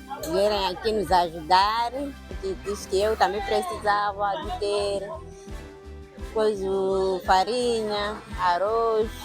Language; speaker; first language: Portuguese; non-native, local second language; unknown